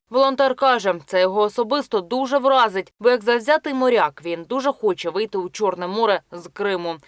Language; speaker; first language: Ukrainian; native; Ukrainian